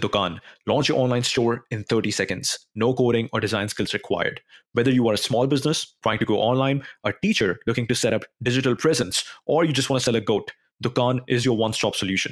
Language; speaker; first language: English; non-native, local second language; Hindi